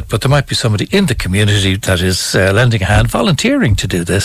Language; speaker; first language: English; native; English